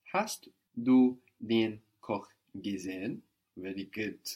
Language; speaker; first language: German; non-native, fluent; English